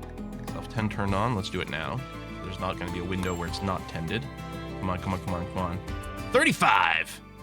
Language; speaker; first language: English; native; English